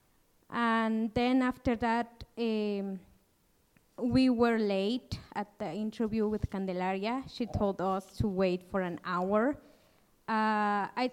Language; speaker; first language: English; non-native, fluent; Kaqchikel